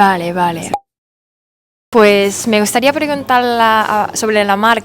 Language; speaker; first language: Spanish; non-native, learner; Japanese